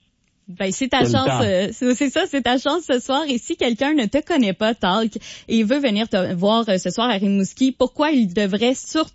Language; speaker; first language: French; native; French